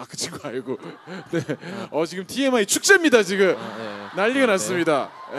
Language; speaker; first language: Korean; native; Korean